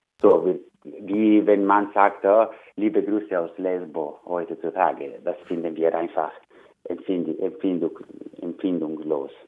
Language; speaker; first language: German; non-native, learner; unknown